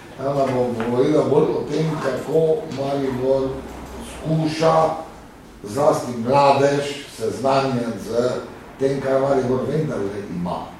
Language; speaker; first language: Slovenian; native; Slovenian